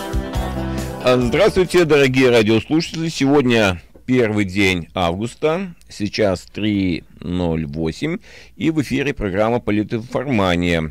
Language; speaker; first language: Russian; native; Russian